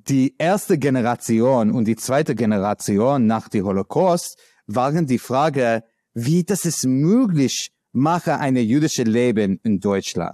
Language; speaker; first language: German; non-native, learner; English